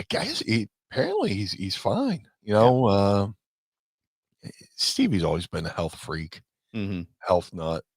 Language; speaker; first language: English; native; English